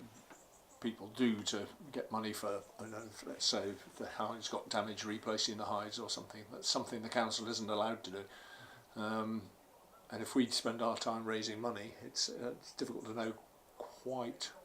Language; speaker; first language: English; native; English